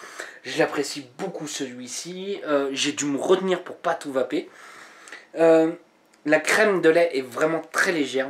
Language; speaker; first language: French; native; French